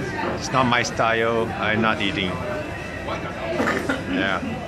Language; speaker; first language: English; non-native, learner; Portuguese